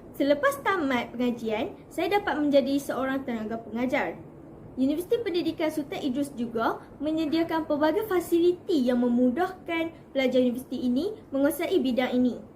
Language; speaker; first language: Malay; native; Malay